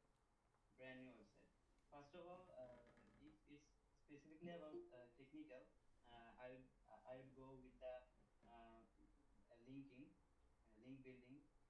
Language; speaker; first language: English; non-native, learner; Bangla